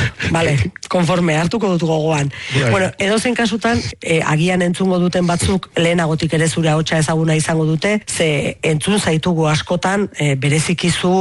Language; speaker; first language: Basque; native; Basque